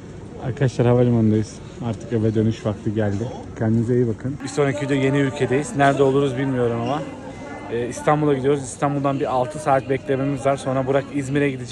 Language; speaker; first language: Turkish; native; Turkish